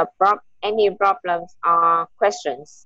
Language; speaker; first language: English; non-native, learner; Vietnamese